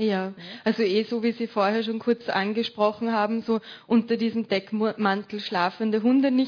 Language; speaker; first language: German; native; German